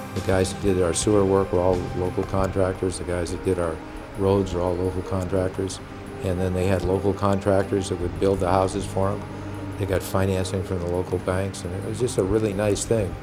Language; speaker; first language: English; native; English